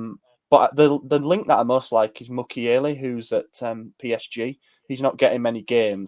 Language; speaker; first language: English; native; English